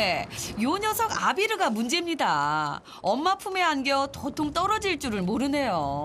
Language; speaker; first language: Korean; native; Korean